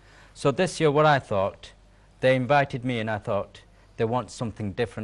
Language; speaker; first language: English; native; English